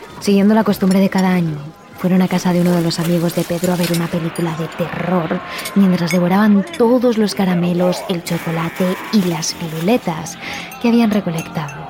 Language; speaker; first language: Spanish; native; Spanish